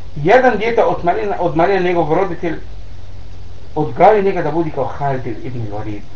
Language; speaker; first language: Bosnian; non-native, learner; Arabic